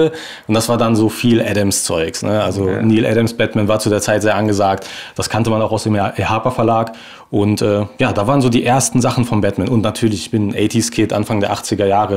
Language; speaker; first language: German; native; German